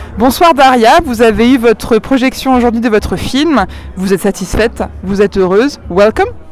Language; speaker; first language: French; native; French